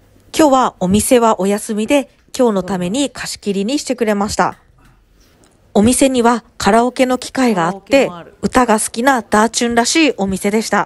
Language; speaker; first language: Japanese; native; Japanese